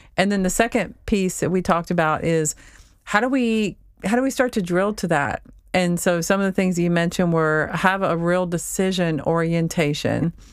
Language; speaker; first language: English; native; English